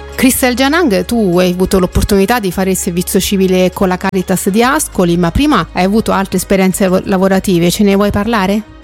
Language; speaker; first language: Italian; native; Italian